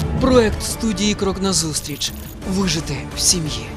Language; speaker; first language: Ukrainian; native; Ukrainian